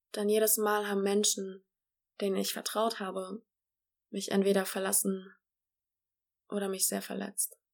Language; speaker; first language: German; early bilingual, other home language; Polish